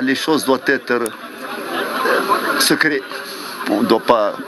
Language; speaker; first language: French; non-native, fluent; Arabic